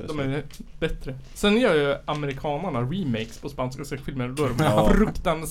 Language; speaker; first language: Swedish; native; Swedish